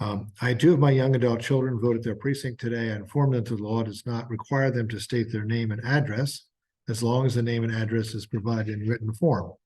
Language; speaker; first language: English; native; English